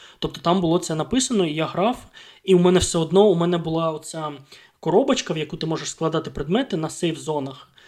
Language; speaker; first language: Ukrainian; non-native, local second language; Russian